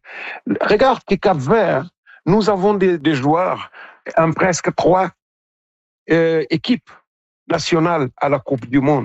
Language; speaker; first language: French; non-native, fluent; Portuguese